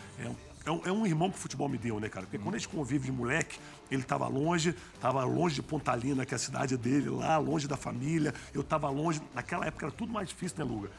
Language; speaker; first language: Portuguese; native; Portuguese